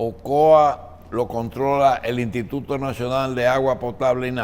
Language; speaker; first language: Spanish; native; Spanish